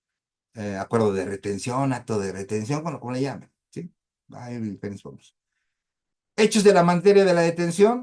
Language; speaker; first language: Spanish; native; Spanish